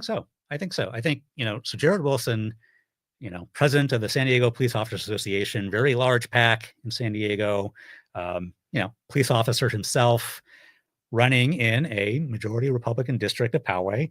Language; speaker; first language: English; native; English